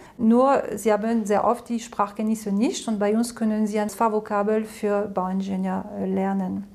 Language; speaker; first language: German; non-native, fluent; French